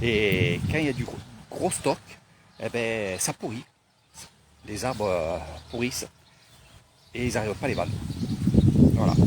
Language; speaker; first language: French; native; French